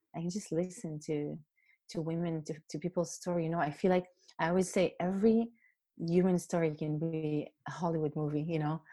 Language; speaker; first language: English; non-native, fluent; Hebrew